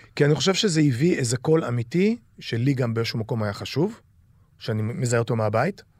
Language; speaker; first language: Hebrew; early bilingual, other home language; Arabic